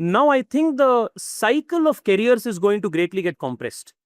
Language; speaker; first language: English; non-native, local second language; Kannada